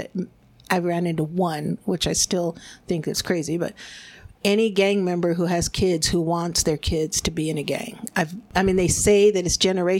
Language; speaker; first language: English; early bilingual, other home language; Spanish